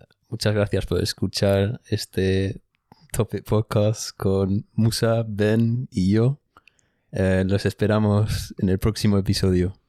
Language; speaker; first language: Spanish; early bilingual, heritage; Spanish